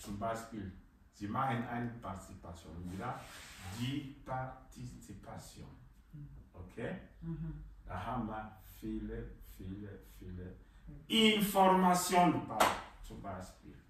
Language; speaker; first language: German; non-native, fluent; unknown